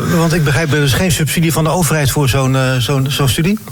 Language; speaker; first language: Dutch; native; Dutch